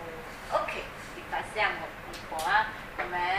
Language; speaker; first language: Italian; non-native, fluent; Chinese